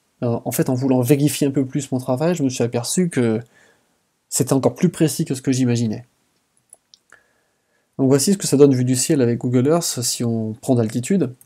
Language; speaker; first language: French; native; French